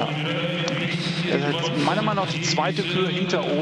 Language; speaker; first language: German; native; German